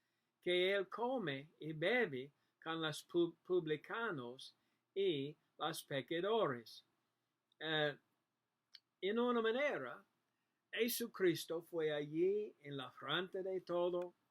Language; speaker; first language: Spanish; non-native, learner; English